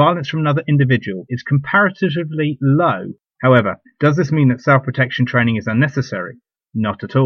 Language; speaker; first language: English; native; English